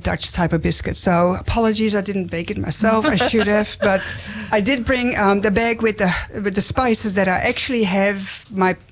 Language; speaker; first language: English; non-native, fluent; Dutch